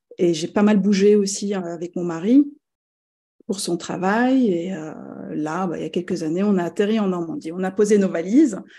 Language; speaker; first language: French; non-native, local second language; Arabic